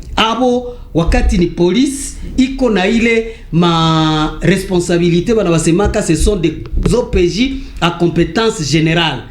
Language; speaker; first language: French; non-native, local second language; Swahili